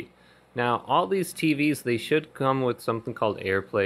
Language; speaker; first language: English; native; English